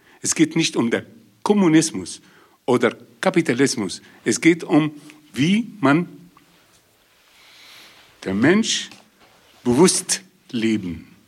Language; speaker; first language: German; non-native, learner; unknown